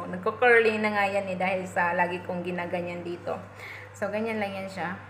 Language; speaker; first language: Filipino; non-native, local second language; Cebuano